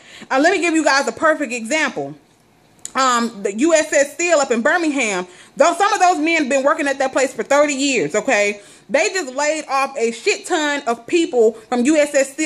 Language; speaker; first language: English; native; English